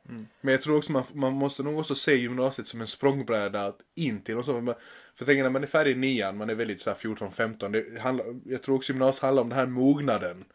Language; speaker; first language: Swedish; native; Swedish